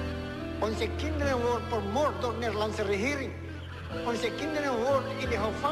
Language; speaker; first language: Dutch; non-native, learner; Malay